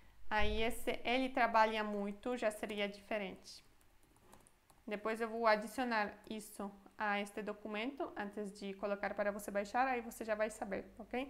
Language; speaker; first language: Portuguese; non-native, fluent; Polish